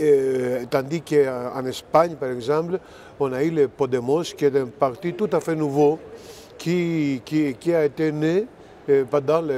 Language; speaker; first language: French; non-native, fluent; Greek